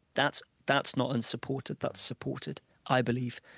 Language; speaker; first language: English; native; English